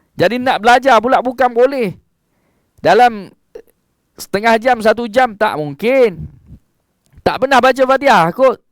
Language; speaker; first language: Malay; native; Malay